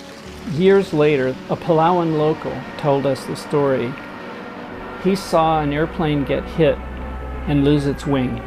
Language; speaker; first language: English; native; English